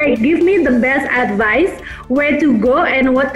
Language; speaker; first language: English; non-native, local second language; Indonesian